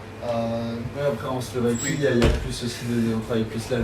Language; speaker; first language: French; native; French